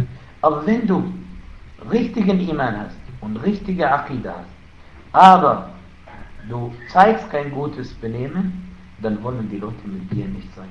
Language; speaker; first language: German; non-native, fluent; Arabic